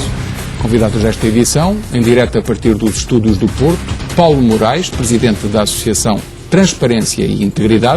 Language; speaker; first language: Portuguese; native; Portuguese